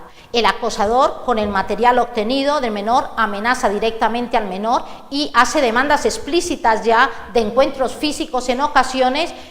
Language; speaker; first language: Spanish; native; Spanish